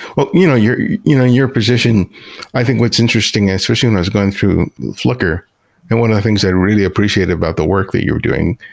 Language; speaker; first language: English; early bilingual, other home language; Spanish